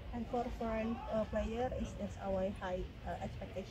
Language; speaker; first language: English; non-native, learner; Indonesian